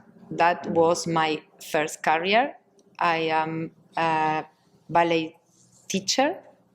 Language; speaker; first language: English; non-native, learner; Spanish